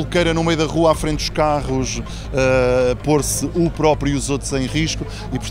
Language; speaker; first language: Portuguese; native; Portuguese